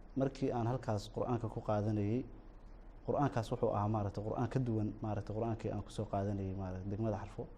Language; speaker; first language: Somali; native; Somali